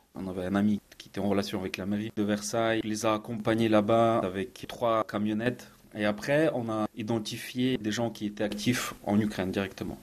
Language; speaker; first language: French; non-native, fluent; Ukrainian